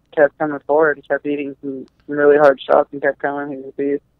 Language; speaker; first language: English; native; English